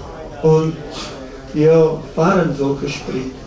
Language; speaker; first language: German; non-native, learner; Czech